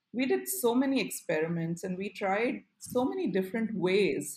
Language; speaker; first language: English; non-native, local second language; Gujarati